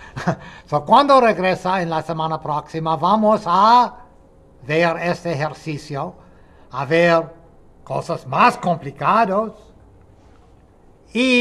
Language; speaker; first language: Spanish; non-native, fluent; English